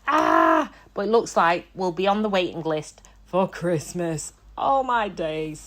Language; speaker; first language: English; native; English